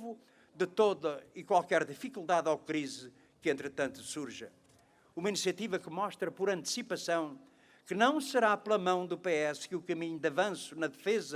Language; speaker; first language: Portuguese; native; Portuguese